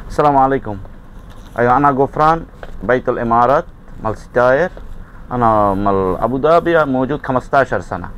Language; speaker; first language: Arabic; non-native, learner; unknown